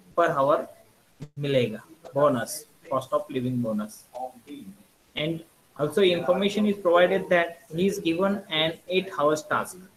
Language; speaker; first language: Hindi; non-native, local second language; Marathi